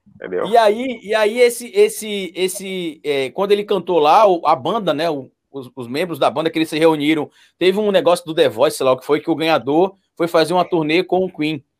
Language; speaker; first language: Portuguese; native; Portuguese